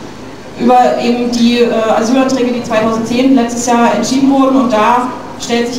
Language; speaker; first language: German; native; German